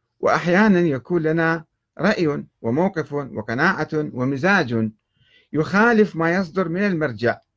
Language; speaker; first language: Arabic; native; Arabic